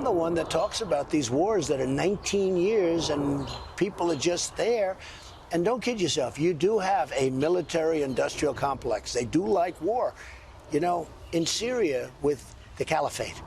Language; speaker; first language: English; native; English